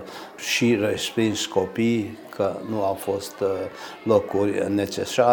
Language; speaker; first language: Romanian; early bilingual, heritage; Romanian